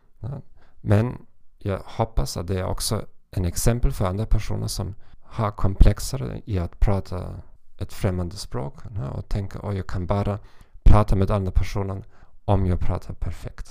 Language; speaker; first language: Swedish; non-native, learner; German